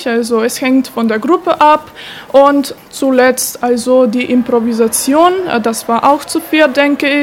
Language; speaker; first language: German; non-native, fluent; Macedonian